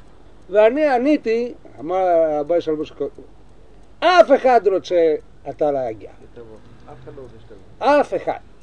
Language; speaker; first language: Hebrew; non-native, learner; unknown